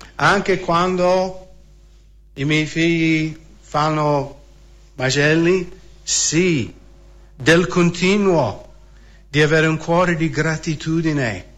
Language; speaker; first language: Italian; non-native, fluent; English